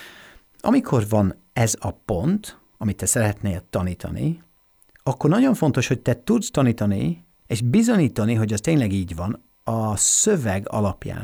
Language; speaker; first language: Hungarian; non-native, fluent; English